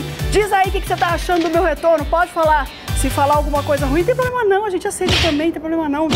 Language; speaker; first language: Portuguese; native; Portuguese